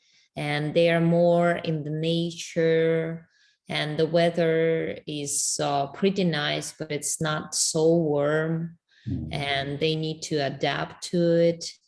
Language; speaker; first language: English; non-native, fluent; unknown